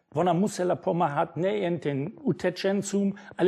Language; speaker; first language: Czech; non-native, fluent; German